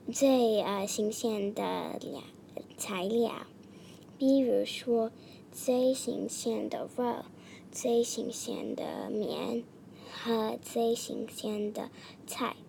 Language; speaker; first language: Chinese; non-native, learner; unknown